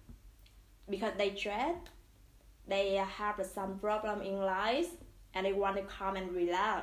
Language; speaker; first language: English; non-native, learner; Vietnamese